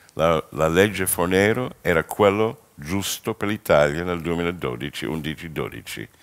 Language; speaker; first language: Italian; non-native, fluent; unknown